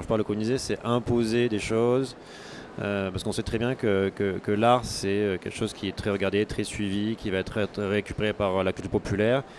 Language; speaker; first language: French; native; French